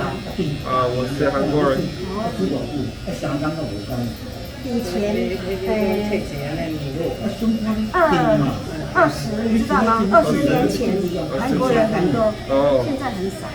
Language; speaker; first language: Chinese; non-native, learner; Korean